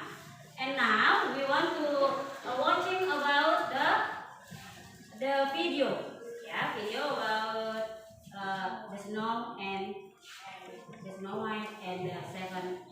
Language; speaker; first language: English; non-native, learner; Indonesian